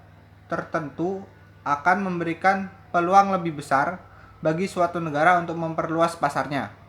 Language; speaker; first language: Indonesian; native; Indonesian